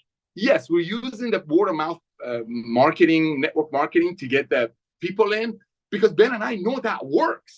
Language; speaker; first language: English; native; English